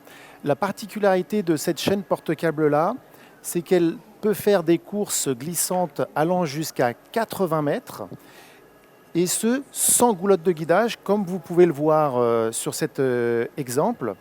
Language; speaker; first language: French; native; French